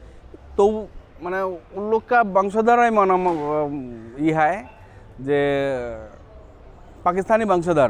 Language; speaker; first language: Hindi; non-native, local second language; Bangla